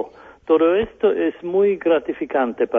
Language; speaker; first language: Spanish; non-native, fluent; German